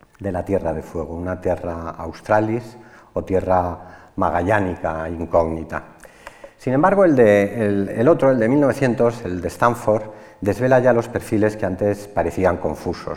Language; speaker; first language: Spanish; native; Spanish